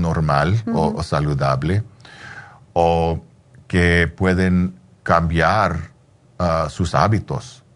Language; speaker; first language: Spanish; early bilingual, heritage; English